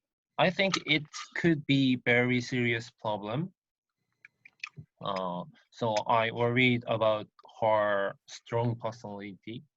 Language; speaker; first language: English; non-native, learner; Korean